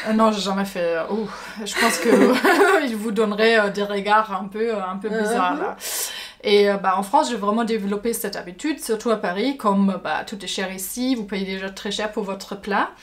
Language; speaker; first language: French; non-native, fluent; German